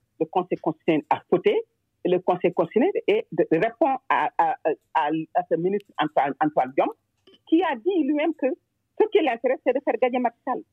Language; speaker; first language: French; non-native, local second language; Wolof